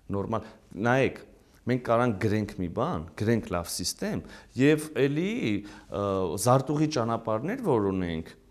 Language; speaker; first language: Armenian; native; Armenian